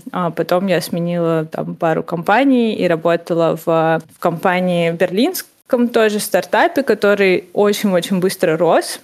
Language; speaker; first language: Russian; native; Russian